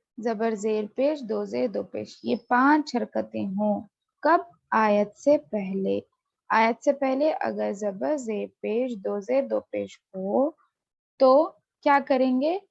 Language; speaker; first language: Urdu; native; Urdu